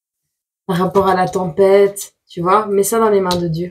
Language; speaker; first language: French; native; French